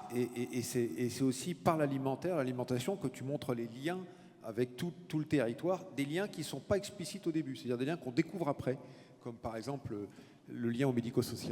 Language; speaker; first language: French; native; French